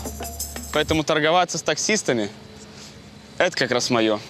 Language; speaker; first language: Russian; native; Russian